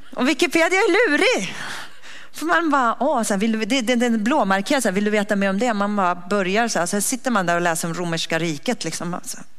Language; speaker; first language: Swedish; early bilingual, other home language; Persian